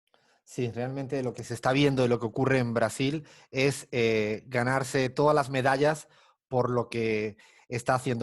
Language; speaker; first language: Spanish; native; Spanish